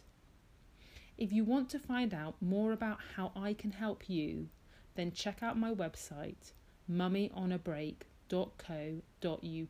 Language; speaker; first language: English; native; English